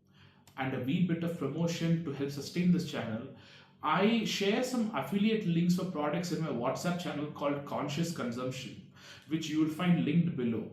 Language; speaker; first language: English; non-native, local second language; Tamil